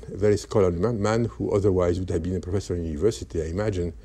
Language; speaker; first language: English; non-native, fluent; Polish